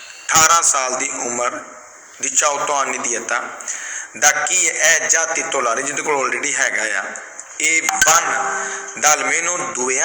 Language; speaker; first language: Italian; non-native, fluent; Punjabi